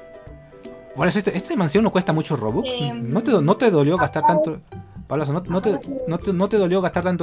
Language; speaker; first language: Spanish; native; Spanish